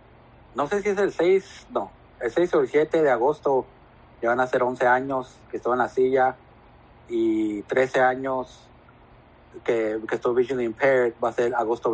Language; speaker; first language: Spanish; native; Spanish